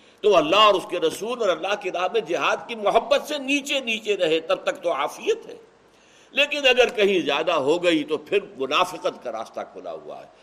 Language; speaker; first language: Urdu; native; Urdu